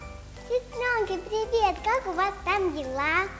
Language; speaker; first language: Russian; non-native, learner; Tajik